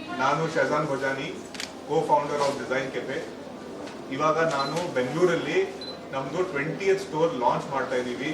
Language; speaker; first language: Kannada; non-native, local second language; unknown